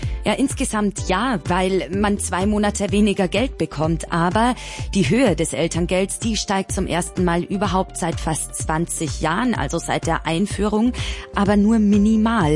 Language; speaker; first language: German; native; German